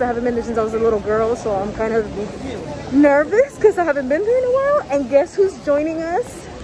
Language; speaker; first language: English; early bilingual, other home language; Spanish